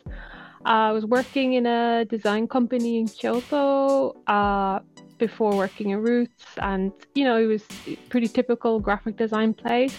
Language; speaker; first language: English; native; English